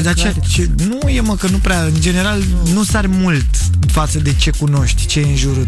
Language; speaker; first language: Romanian; native; Romanian